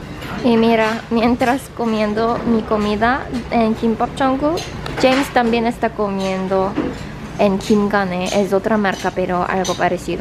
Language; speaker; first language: Spanish; non-native, fluent; Korean